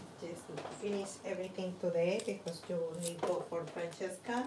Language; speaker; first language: English; non-native, learner; Spanish